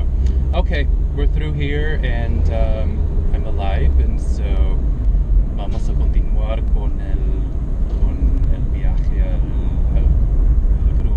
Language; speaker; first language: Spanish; non-native, learner; English